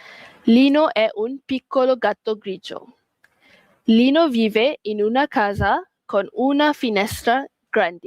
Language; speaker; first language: Italian; non-native, fluent; Malay